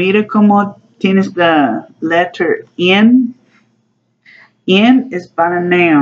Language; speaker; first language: Spanish; non-native, learner; English